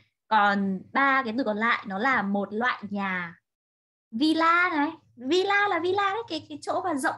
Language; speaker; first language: Vietnamese; native; Vietnamese